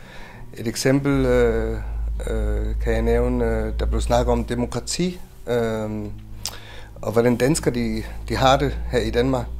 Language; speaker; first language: Danish; early bilingual, other home language; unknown